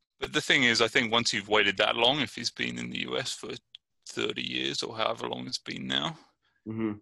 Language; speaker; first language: English; native; English